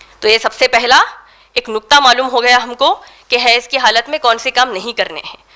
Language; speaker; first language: Urdu; native; Urdu